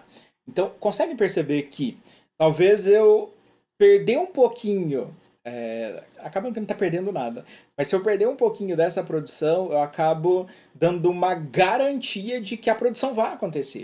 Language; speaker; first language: Portuguese; native; Portuguese